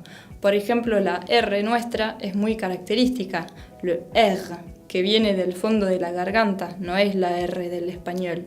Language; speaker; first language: Spanish; non-native, fluent; French